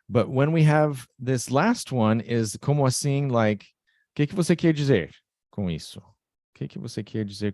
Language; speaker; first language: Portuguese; non-native, fluent; English